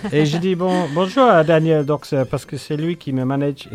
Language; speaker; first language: French; non-native, fluent; English